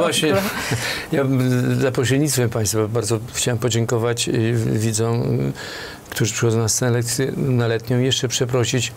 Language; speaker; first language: Polish; native; Polish